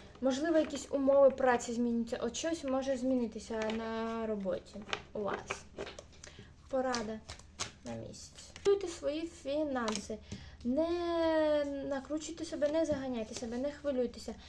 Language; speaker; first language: Ukrainian; native; Ukrainian